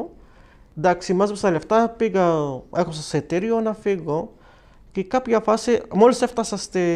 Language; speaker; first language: Greek; non-native, fluent; Arabic